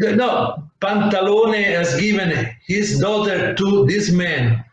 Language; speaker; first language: English; non-native, fluent; Italian